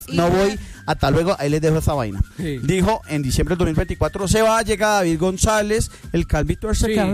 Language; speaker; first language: Spanish; native; Spanish